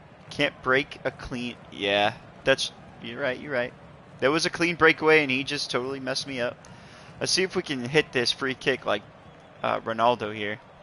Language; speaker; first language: English; native; English